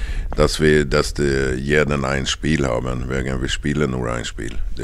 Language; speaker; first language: German; non-native, fluent; Swedish